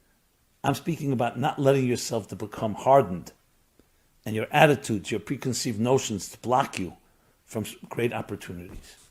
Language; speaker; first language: English; native; English